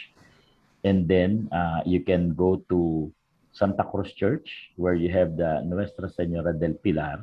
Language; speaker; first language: English; non-native, local second language; Filipino